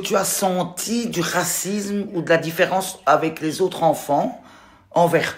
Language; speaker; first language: French; native; French